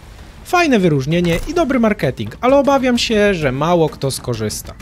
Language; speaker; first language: Polish; native; Polish